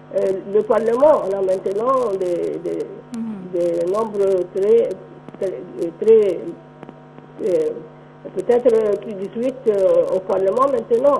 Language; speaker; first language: French; non-native, local second language; Arabic